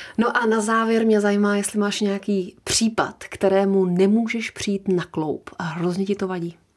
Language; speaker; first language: Czech; native; Czech